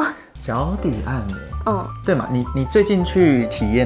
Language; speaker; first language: Chinese; native; Chinese